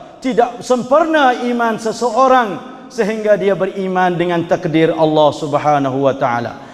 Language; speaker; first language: Malay; native; Malay